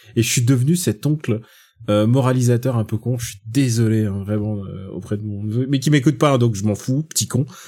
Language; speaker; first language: French; native; French